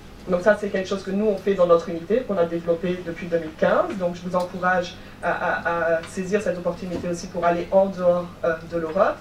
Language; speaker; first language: French; native; French